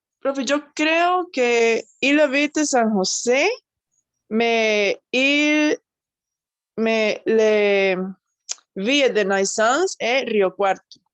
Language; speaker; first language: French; non-native, learner; Spanish